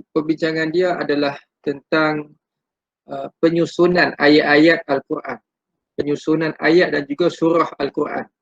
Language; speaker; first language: Malay; native; Malay